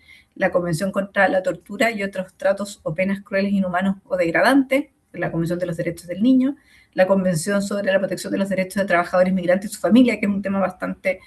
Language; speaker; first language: Spanish; native; Spanish